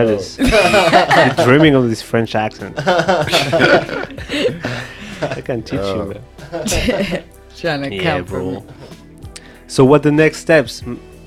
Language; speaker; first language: English; non-native, fluent; French